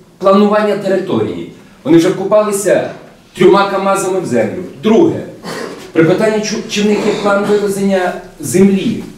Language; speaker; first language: Ukrainian; native; Ukrainian